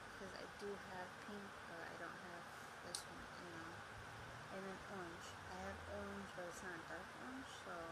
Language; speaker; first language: English; native; English